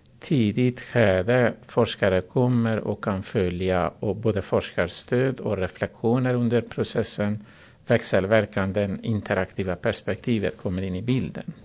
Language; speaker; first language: Swedish; non-native, fluent; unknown